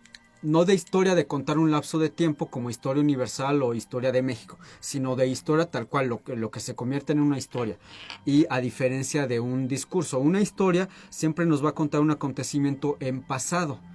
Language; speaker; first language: Spanish; native; Spanish